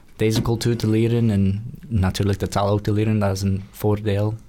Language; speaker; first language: Dutch; non-native, fluent; English